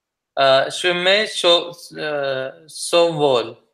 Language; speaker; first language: German; non-native, learner; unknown